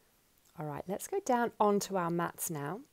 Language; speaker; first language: English; native; English